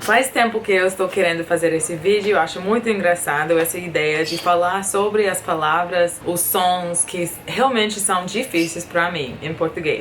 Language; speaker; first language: Portuguese; non-native, fluent; English